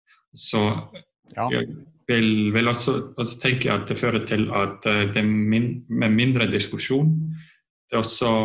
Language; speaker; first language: Norwegian; non-native, fluent; Estonian